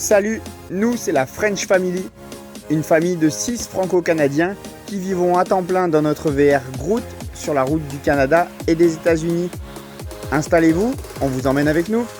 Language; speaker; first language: French; native; French